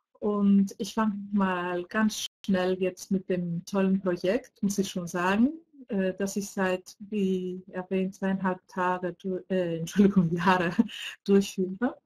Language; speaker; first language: German; non-native, fluent; Greek